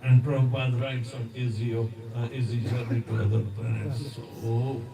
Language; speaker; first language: English; non-native, local second language; Hindi